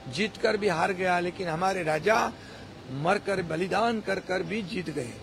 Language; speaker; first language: Hindi; non-native, local second language; Marathi